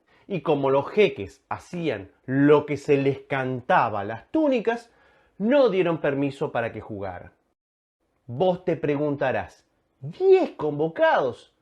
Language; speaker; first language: Spanish; native; Spanish